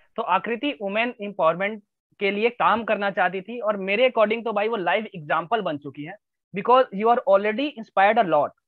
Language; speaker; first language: Hindi; native; Hindi